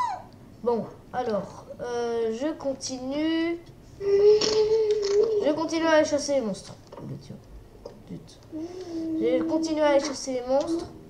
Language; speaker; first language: French; native; French